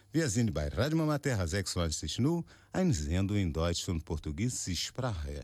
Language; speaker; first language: German; non-native, learner; Portuguese